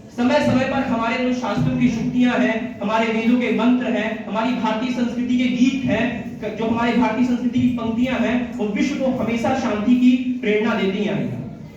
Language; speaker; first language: Hindi; native; Hindi